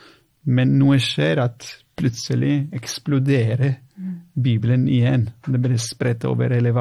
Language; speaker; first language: Norwegian; non-native, fluent; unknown